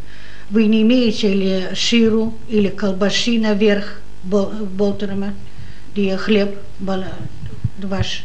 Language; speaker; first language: Russian; non-native, learner; Dutch